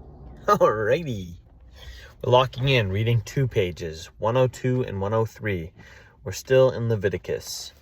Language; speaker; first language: English; native; English